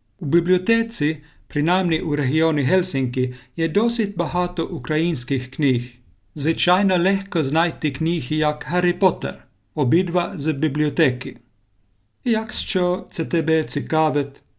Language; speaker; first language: Ukrainian; non-native, learner; Finnish